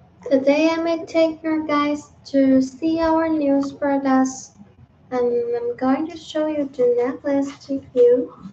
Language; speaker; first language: English; non-native, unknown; Chinese